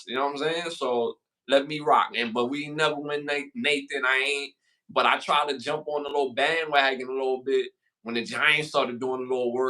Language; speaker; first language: English; native; English